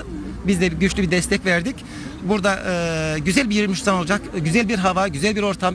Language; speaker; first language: Turkish; native; Turkish